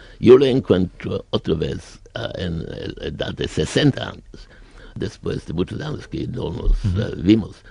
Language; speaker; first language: Spanish; non-native, learner; German